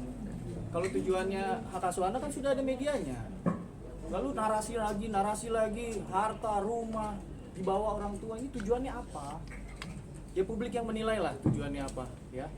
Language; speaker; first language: Indonesian; native; Indonesian